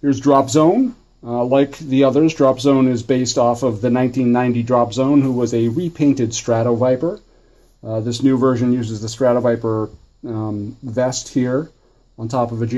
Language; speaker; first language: English; native; English